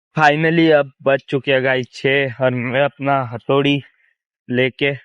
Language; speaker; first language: Hindi; non-native, local second language; Marathi